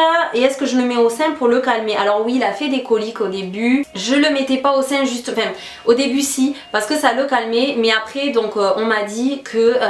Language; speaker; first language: French; native; French